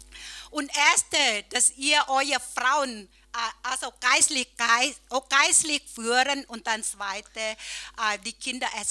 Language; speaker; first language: German; non-native, learner; Thai